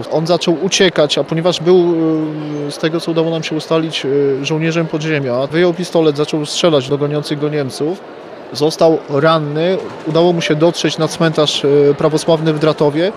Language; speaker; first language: Polish; native; Polish